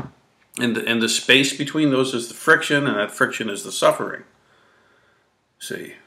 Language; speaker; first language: English; native; English